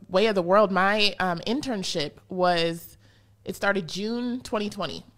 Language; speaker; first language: English; native; English